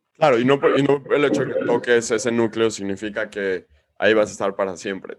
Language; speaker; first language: Spanish; native; Spanish